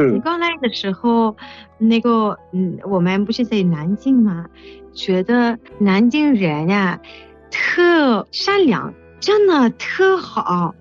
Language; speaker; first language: Chinese; non-native, fluent; Persian